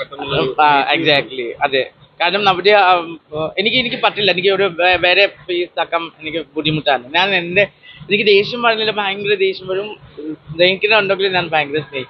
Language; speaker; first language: Malayalam; non-native, local second language; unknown